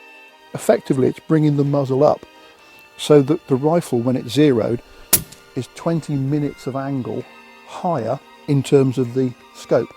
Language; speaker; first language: English; native; English